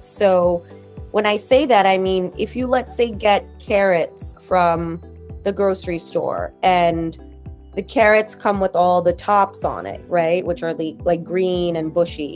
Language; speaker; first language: English; native; English